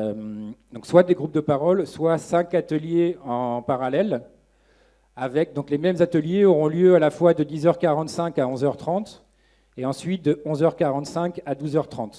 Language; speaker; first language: French; native; French